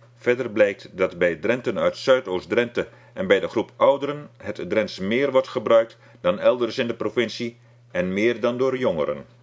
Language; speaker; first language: Dutch; non-native, local second language; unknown